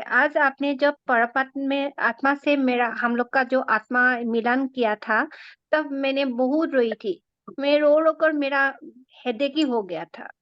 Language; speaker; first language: Hindi; non-native, local second language; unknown